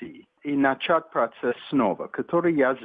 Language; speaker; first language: Russian; non-native, fluent; English